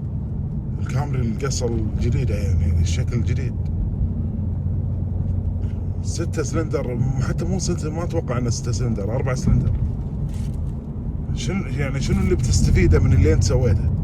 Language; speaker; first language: Arabic; native; Arabic